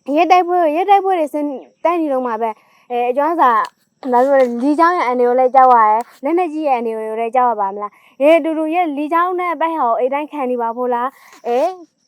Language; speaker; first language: Burmese; native; Burmese